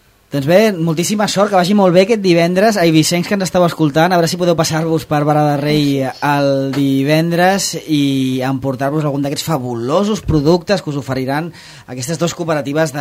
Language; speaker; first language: Catalan; native; Catalan